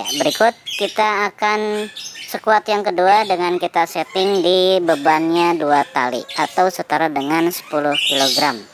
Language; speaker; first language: Indonesian; native; Indonesian